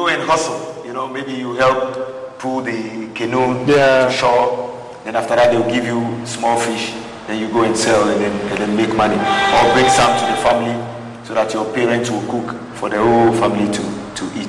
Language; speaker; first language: English; non-native, local second language; Ga